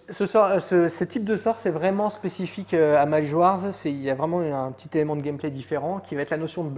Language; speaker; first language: French; native; French